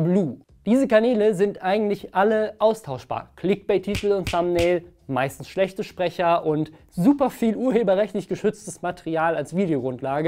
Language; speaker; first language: German; native; German